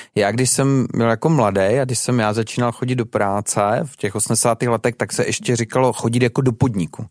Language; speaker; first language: Czech; native; Czech